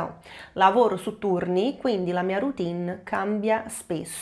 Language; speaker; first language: Italian; non-native, fluent; Portuguese